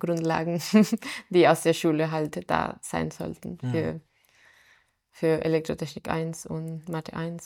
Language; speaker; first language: German; non-native, fluent; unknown